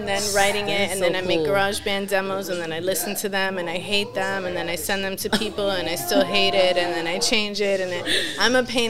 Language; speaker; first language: English; early bilingual, other home language; Spanish